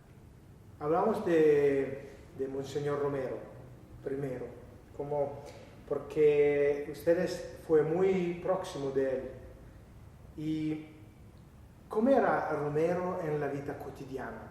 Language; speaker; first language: Spanish; non-native, learner; Italian